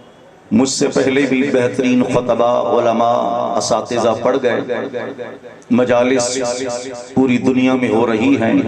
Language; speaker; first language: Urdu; non-native, local second language; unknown